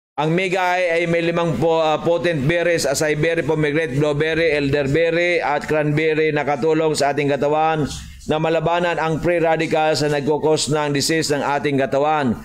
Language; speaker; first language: Filipino; non-native, local second language; Bikol